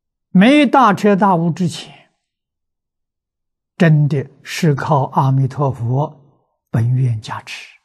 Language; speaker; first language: Chinese; native; Chinese